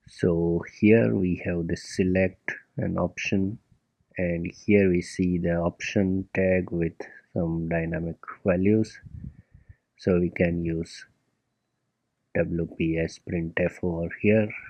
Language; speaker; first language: English; non-native, local second language; Gujarati